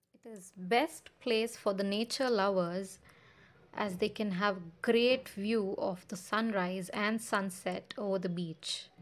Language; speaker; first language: English; non-native, local second language; Kannada